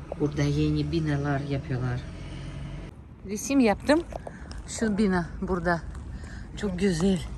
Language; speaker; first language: Turkish; non-native, local second language; Russian